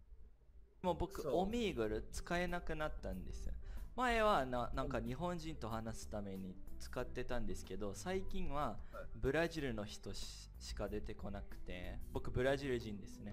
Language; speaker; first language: Japanese; early bilingual, heritage; Portuguese